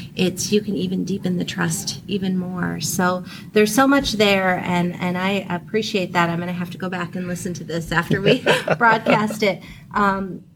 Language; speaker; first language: English; native; English